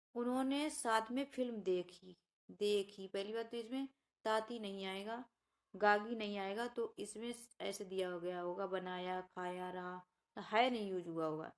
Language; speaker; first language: Hindi; native; Hindi